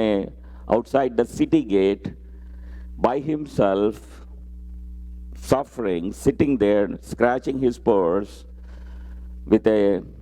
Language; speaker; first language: English; non-native, local second language; Telugu